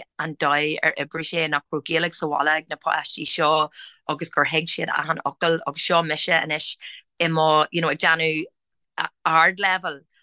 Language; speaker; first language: Irish; non-native, local second language; English